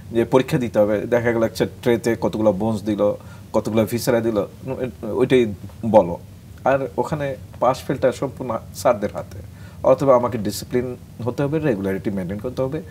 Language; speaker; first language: Bangla; native; Bangla